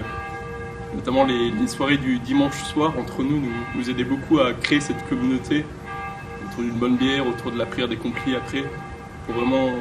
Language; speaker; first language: French; native; French